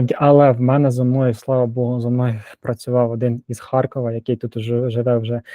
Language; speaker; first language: Ukrainian; native; Ukrainian